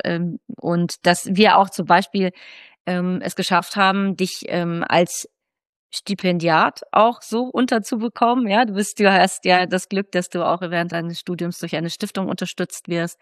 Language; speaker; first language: German; native; German